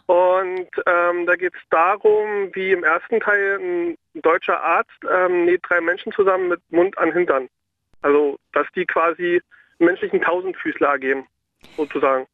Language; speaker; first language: German; native; German